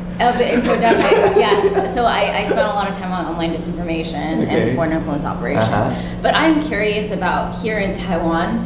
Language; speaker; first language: English; native; English